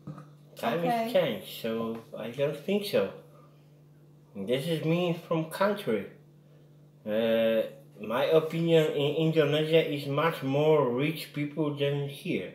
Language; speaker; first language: English; non-native, learner; Polish